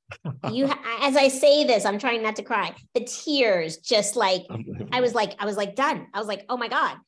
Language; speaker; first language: English; native; English